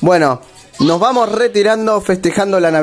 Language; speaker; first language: Spanish; native; Spanish